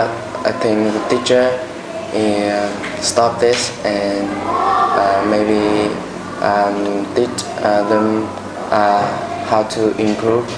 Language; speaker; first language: English; non-native, learner; Vietnamese